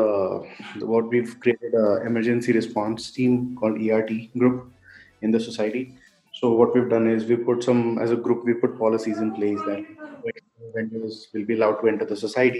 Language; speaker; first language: English; non-native, local second language; Hindi